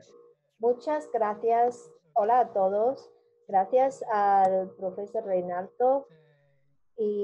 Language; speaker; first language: Spanish; non-native, learner; Chinese